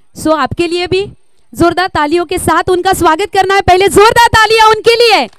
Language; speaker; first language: Hindi; non-native, local second language; Marathi